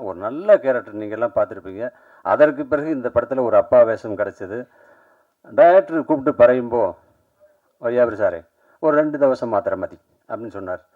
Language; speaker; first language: Tamil; native; Tamil